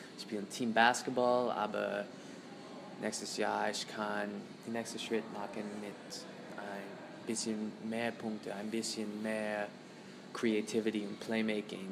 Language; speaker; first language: German; non-native, learner; English